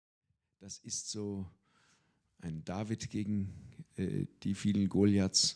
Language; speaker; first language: German; native; German